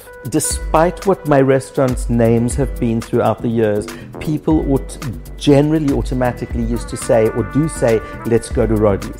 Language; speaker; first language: English; native; English